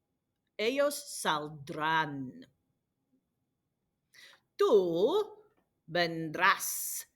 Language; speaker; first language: Spanish; non-native, fluent; English